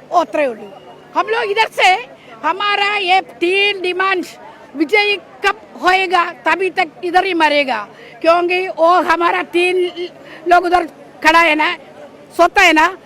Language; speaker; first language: Hindi; non-native, local second language; Malayalam